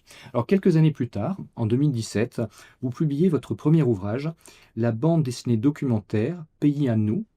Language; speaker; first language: French; native; French